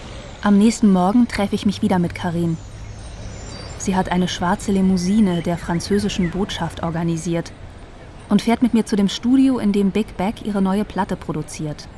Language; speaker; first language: German; native; German